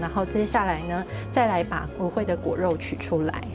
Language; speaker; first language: Chinese; native; Chinese